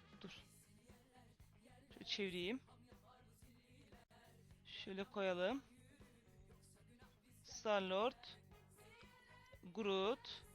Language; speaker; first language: Turkish; native; Turkish